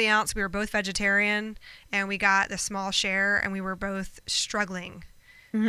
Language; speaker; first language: English; native; English